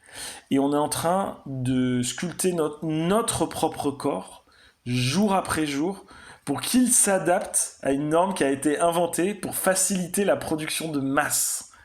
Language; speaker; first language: French; native; French